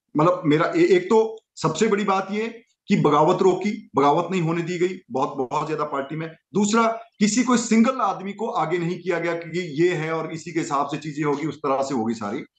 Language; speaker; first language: Hindi; native; Hindi